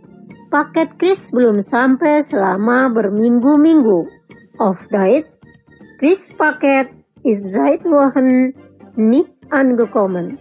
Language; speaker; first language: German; non-native, fluent; Indonesian